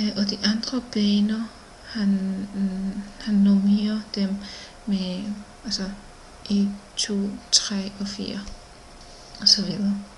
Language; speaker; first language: Danish; non-native, learner; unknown